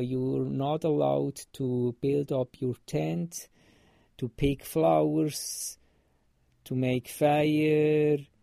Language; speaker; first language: English; non-native, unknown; Swiss German